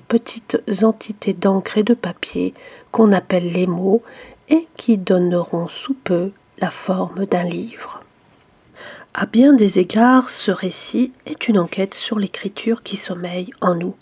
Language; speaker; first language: French; native; French